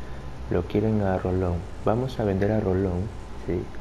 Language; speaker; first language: Spanish; native; Spanish